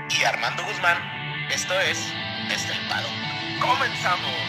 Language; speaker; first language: Spanish; native; Spanish